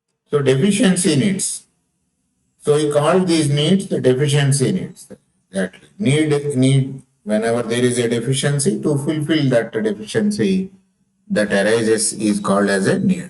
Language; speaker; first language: English; non-native, local second language; Telugu